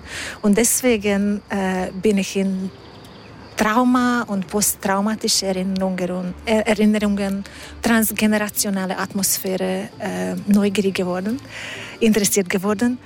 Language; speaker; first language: German; non-native, fluent; Hungarian